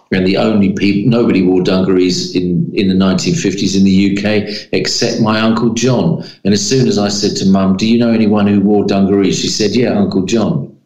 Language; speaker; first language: English; native; English